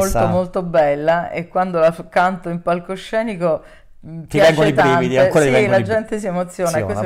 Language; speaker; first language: Italian; native; Italian